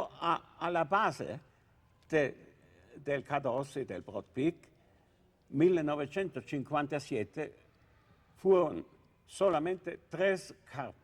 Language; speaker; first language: Spanish; non-native, learner; Italian